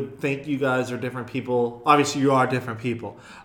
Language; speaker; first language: English; native; English